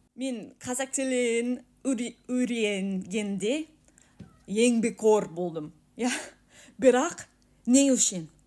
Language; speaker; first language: Kazakh; non-native, learner; English